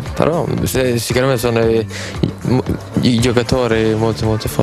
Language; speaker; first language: Italian; non-native, learner; Swedish